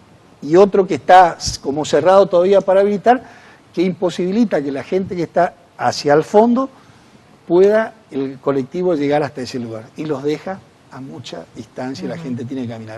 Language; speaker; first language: Spanish; native; Spanish